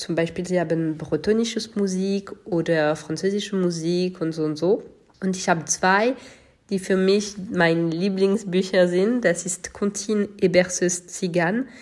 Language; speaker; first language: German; non-native, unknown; French